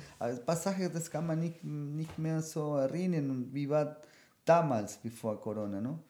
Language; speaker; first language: German; non-native, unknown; Spanish